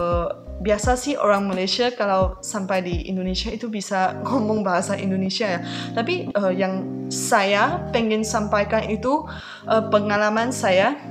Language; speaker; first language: Indonesian; non-native, fluent; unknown